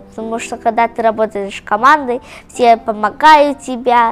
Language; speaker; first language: Russian; early bilingual, heritage; Russian